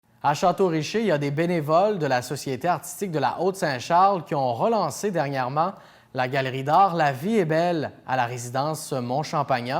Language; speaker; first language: French; native; French